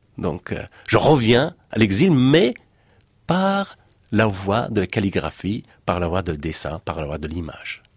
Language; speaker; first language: French; non-native, fluent; Persian